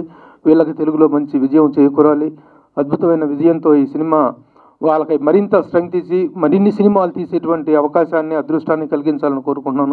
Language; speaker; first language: Telugu; native; Telugu